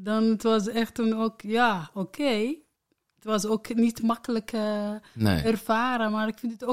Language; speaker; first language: Dutch; non-native, learner; Arabic